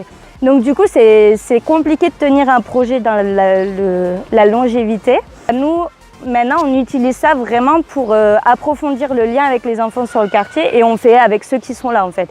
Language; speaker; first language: French; native; French